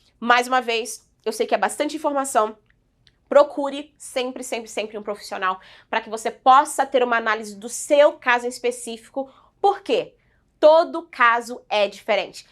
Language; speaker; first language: Portuguese; native; Portuguese